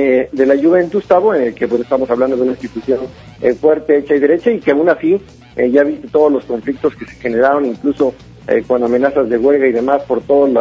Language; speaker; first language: Spanish; native; Spanish